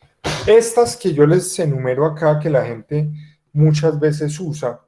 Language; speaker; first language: Spanish; native; Spanish